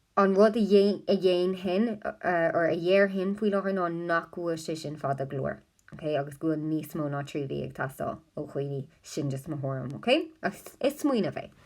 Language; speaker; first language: Irish; non-native, local second language; English